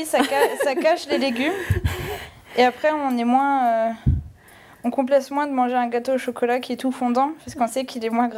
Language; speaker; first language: French; native; French